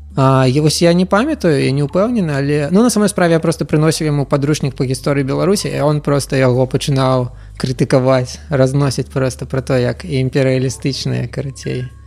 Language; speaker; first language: Belarusian; non-native, local second language; Russian